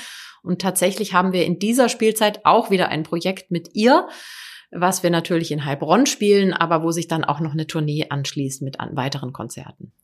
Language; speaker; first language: German; native; German